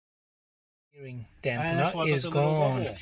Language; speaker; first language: English; native; English